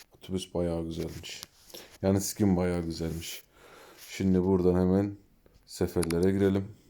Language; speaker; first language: Turkish; early bilingual, heritage; Turkish